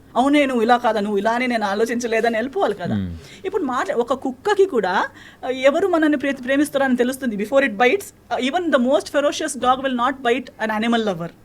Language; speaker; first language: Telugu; non-native, fluent; Konkani